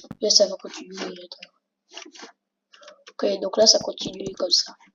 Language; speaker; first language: French; native; French